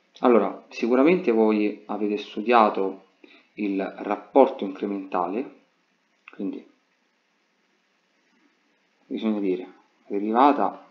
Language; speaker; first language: Italian; native; Italian